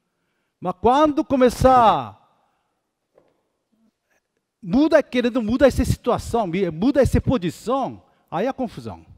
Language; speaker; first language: Portuguese; non-native, fluent; Korean